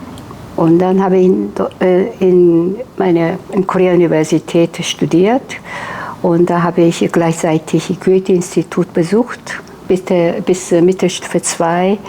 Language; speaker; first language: German; non-native, fluent; Korean